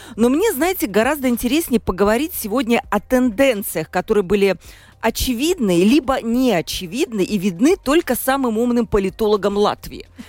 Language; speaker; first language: Russian; native; Russian